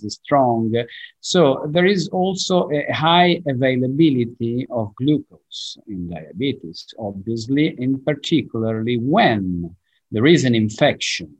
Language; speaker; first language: English; non-native, fluent; Italian